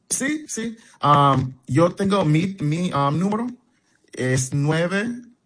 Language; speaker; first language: Spanish; early bilingual, heritage; English